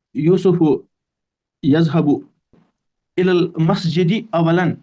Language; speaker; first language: Arabic; non-native, learner; Urdu